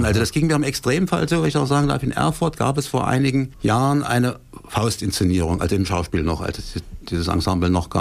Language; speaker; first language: German; native; German